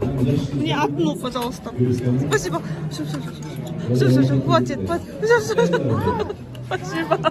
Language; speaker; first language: Russian; non-native, learner; Korean